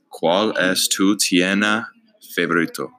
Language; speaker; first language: Spanish; non-native, learner; English